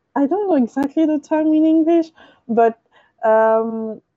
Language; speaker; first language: English; early bilingual, other home language; French